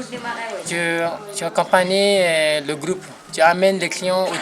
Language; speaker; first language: French; non-native, learner; Nepali